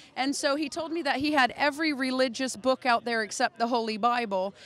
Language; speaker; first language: English; native; English